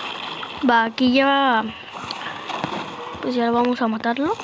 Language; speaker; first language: Spanish; native; Spanish